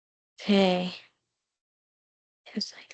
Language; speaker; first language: English; non-native, learner; Spanish